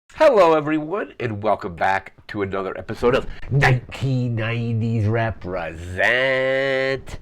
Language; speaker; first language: English; native; English